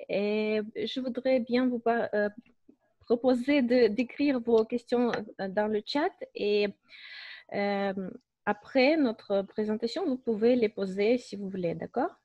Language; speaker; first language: French; non-native, fluent; Russian